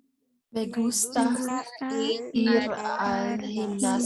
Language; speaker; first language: Spanish; non-native, learner; Filipino